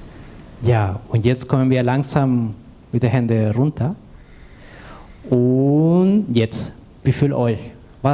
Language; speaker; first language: German; non-native, fluent; Spanish